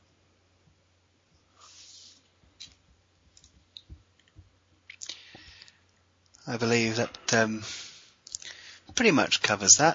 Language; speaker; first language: English; native; English